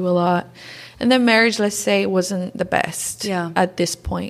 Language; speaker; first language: English; early bilingual, other home language; Portuguese